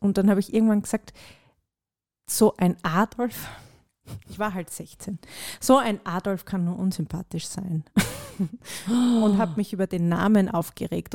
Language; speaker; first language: German; native; German